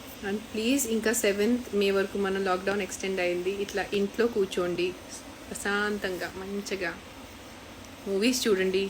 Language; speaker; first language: Telugu; non-native, local second language; Marathi